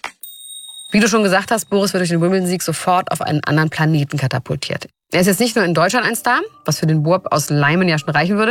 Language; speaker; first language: German; native; German